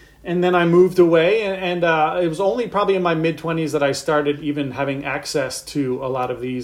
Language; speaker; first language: English; native; English